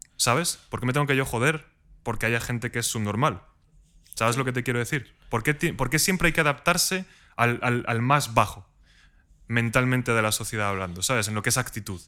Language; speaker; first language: Spanish; native; Spanish